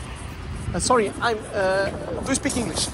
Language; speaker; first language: English; non-native, learner; Serbian